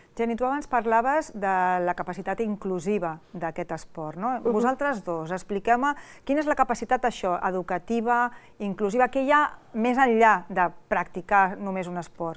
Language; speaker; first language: Catalan; native; Catalan